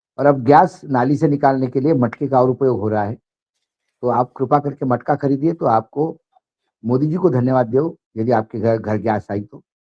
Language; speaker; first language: Hindi; non-native, local second language; Marathi